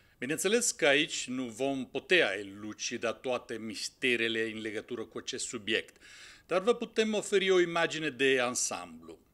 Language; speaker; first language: Romanian; non-native, fluent; Italian